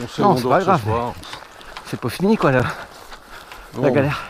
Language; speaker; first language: French; native; French